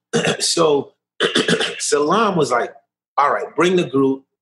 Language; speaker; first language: English; early bilingual, other home language; Haitian Creole